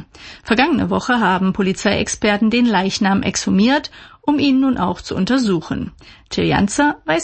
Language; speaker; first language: German; native; German